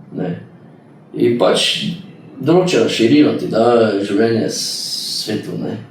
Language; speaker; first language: Slovenian; native; Slovenian